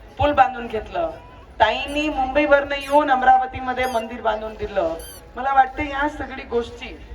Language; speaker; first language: Marathi; non-native, local second language; Punjabi